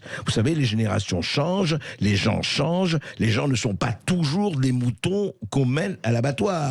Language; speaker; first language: French; native; French